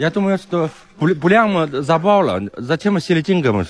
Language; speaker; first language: Russian; non-native, learner; Chinese